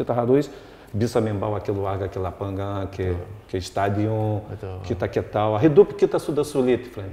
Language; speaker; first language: Indonesian; non-native, fluent; Portuguese